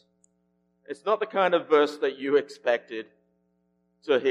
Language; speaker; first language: English; native; English